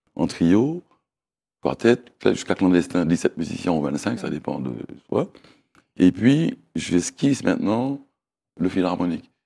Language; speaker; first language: French; native; French